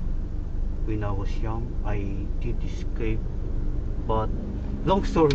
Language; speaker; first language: English; non-native, learner; Korean